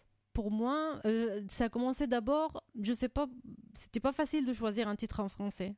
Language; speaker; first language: French; non-native, fluent; Arabic